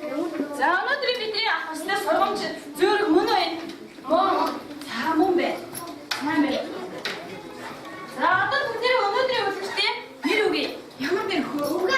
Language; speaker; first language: Mongolian; native; Mongolian